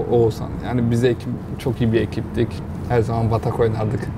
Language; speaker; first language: Turkish; early bilingual, heritage; Turkish